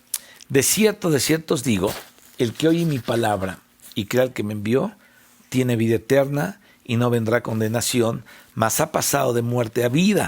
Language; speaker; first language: Spanish; native; Spanish